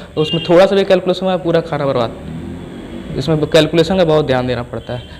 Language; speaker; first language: Hindi; native; Hindi